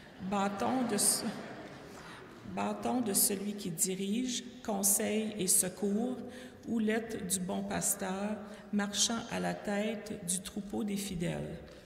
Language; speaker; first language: French; native; French